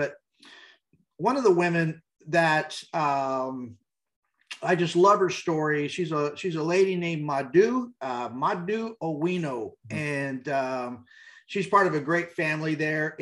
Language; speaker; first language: English; native; English